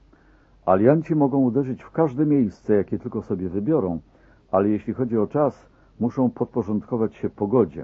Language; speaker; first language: Polish; native; Polish